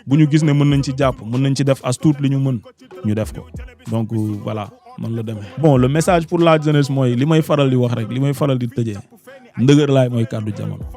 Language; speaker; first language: Wolof; native; Wolof